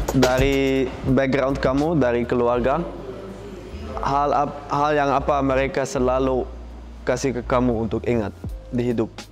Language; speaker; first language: Indonesian; non-native, fluent; Dutch